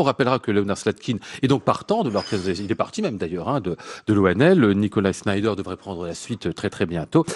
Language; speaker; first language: French; native; French